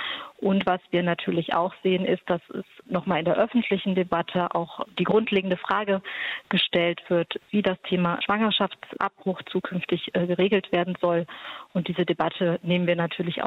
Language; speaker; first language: German; native; German